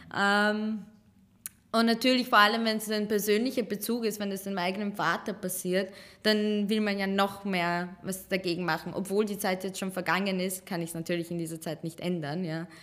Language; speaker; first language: German; early bilingual, other home language; Serbian